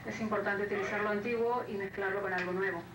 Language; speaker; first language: Spanish; native; Spanish